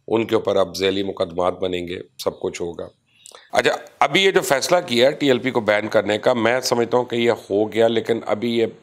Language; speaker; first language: Urdu; non-native, local second language; Punjabi